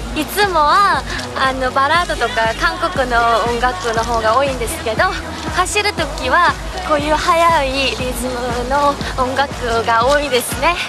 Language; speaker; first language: Japanese; non-native, fluent; Korean